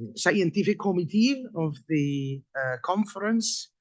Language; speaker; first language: English; non-native, fluent; Italian